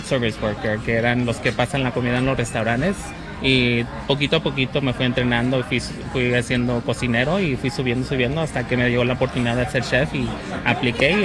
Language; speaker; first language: Spanish; early bilingual, heritage; Spanish